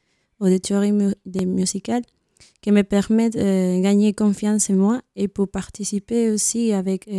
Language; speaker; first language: French; non-native, learner; Spanish